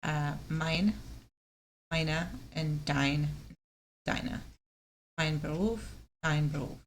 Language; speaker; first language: German; non-native, learner; English